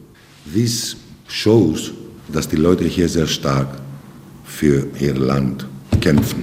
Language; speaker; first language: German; non-native, fluent; Greek